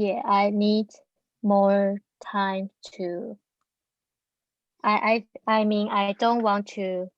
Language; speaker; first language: English; non-native, learner; Chinese